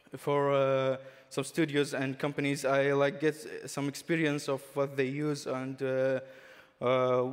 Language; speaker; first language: English; non-native, fluent; Arabic